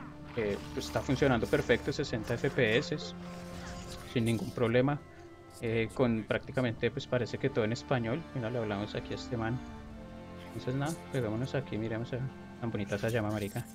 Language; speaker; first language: Spanish; native; Spanish